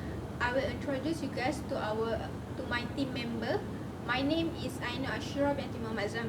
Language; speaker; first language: English; non-native, learner; Malay